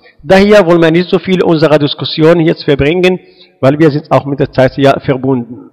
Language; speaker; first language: German; non-native, fluent; Arabic